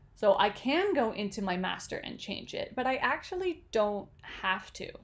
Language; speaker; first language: English; native; English